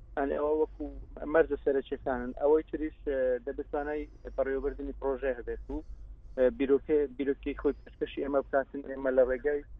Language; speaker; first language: Central Kurdish; non-native, local second language; Kurdish